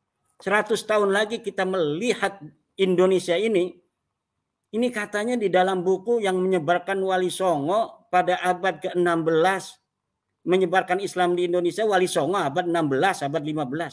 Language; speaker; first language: Indonesian; native; Indonesian